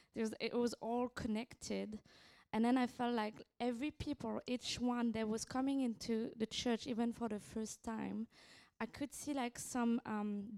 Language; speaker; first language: English; non-native, fluent; French